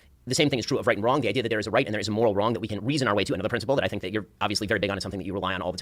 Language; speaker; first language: English; native; English